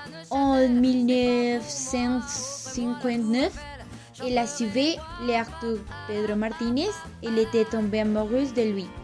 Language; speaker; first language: French; non-native, learner; Spanish